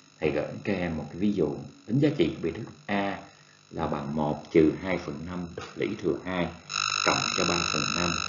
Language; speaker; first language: Vietnamese; native; Vietnamese